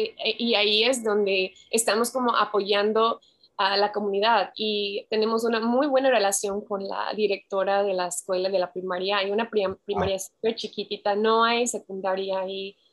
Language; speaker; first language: Spanish; non-native, fluent; English